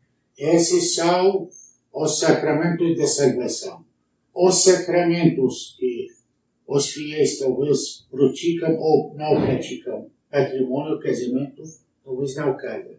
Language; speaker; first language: Portuguese; non-native, learner; Arabic